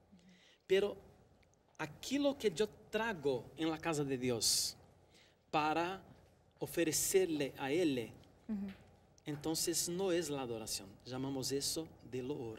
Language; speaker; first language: Spanish; non-native, fluent; Portuguese